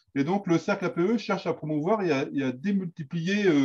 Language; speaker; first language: French; native; French